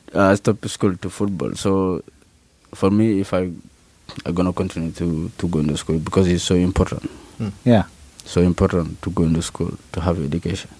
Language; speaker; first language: English; non-native, learner; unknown